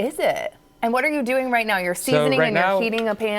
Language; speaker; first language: English; native; English